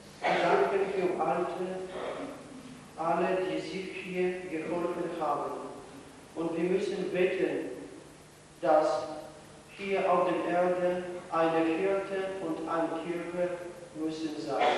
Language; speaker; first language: German; non-native, learner; Polish